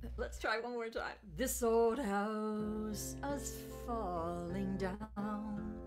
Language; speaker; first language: English; native; English